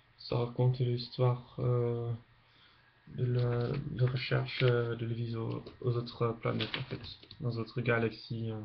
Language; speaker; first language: French; non-native, learner; English